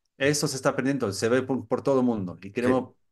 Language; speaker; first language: Spanish; non-native, learner; English